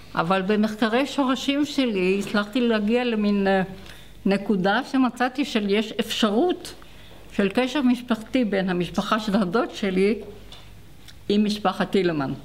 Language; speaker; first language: Hebrew; native; Hebrew